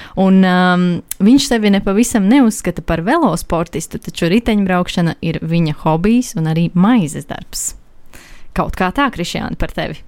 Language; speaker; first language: Latvian; native; Latvian